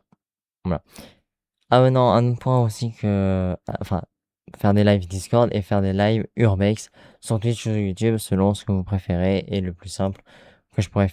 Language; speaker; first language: French; native; French